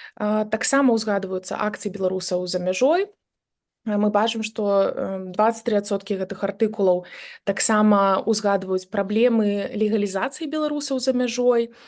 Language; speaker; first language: Belarusian; native; Belarusian